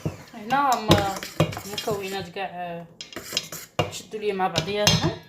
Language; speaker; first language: Arabic; native; Arabic